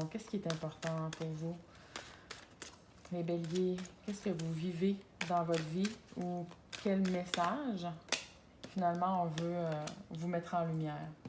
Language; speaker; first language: French; native; French